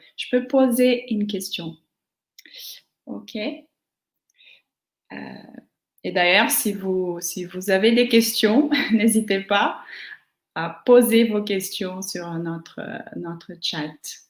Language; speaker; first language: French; non-native, fluent; Portuguese